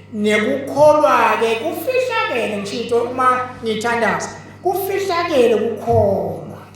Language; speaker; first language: Zulu; non-native, local second language; Swati